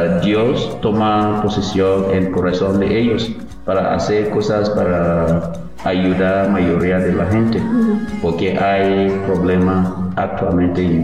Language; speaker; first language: Spanish; non-native, learner; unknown